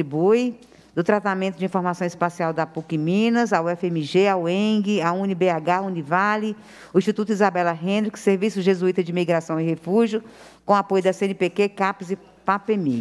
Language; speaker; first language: Portuguese; native; Portuguese